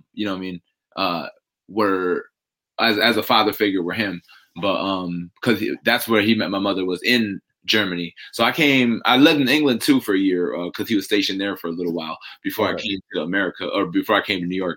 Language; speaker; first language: English; native; English